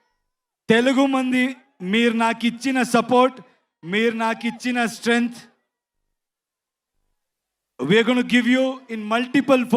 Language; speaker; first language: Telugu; non-native, learner; Kannada